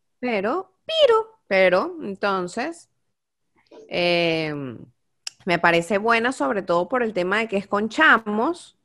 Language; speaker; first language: Spanish; native; Spanish